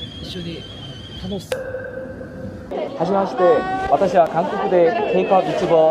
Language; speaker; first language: Japanese; non-native, learner; Korean